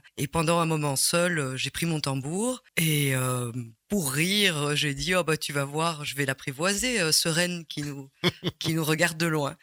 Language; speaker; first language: French; native; French